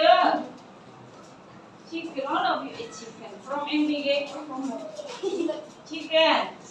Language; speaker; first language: English; non-native, learner; Indonesian